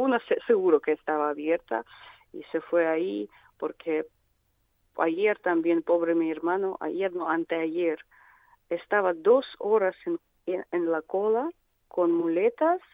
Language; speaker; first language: Spanish; non-native, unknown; Russian